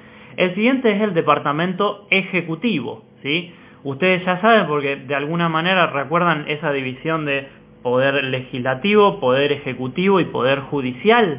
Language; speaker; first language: Spanish; native; Spanish